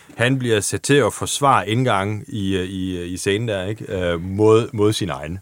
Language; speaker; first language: Danish; non-native, fluent; German